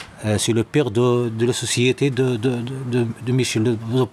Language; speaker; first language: French; non-native, learner; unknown